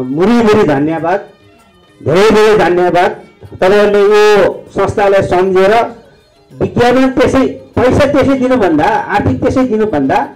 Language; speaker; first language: Nepali; non-native, local second language; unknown